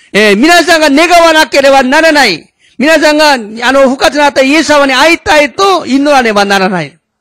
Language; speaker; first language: Japanese; non-native, fluent; Korean